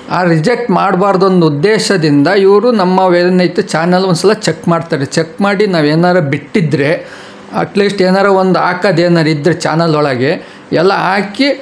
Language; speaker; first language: Kannada; native; Kannada